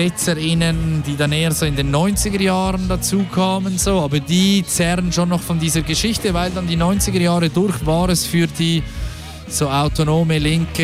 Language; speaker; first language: German; native; German